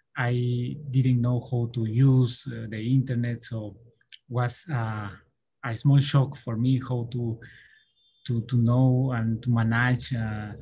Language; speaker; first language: English; non-native, learner; Spanish